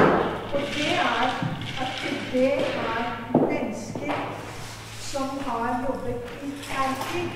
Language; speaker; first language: Norwegian; non-native, fluent; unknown